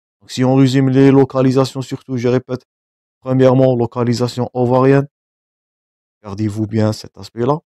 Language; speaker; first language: French; non-native, local second language; Arabic